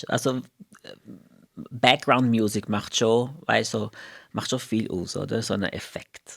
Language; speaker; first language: German; non-native, fluent; Portuguese